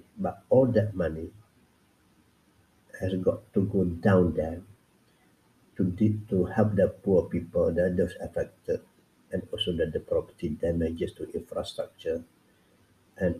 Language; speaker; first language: English; non-native, local second language; Pattani Malay